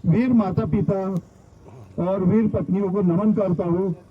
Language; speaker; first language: Hindi; non-native, local second language; Marathi